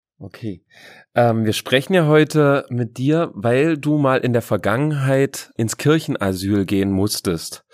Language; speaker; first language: German; native; German